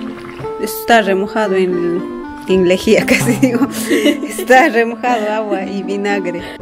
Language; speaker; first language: Spanish; native; Spanish